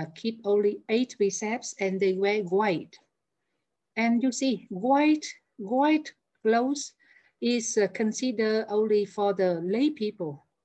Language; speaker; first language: English; non-native, fluent; Vietnamese